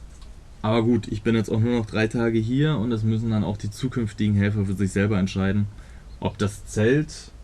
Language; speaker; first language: German; native; German